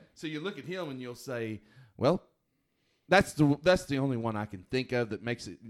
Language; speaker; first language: English; native; English